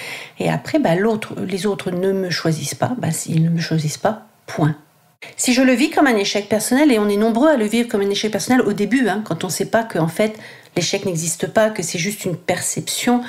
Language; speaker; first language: French; native; French